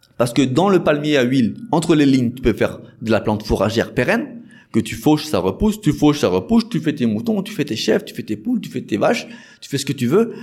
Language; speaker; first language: French; native; French